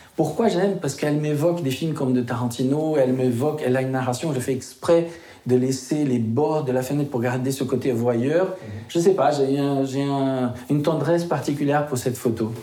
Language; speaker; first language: French; non-native, fluent; Portuguese